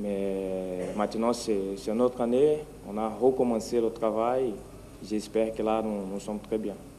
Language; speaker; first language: French; non-native, fluent; Portuguese